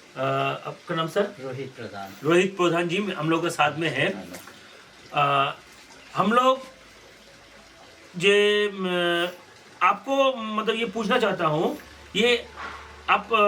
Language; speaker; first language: Hindi; non-native, local second language; Bangla